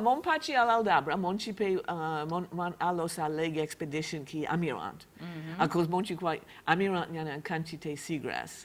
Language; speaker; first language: Haitian Creole; non-native, fluent; English